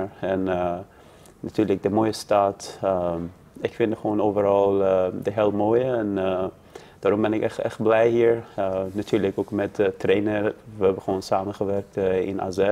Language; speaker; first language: Dutch; non-native, learner; Persian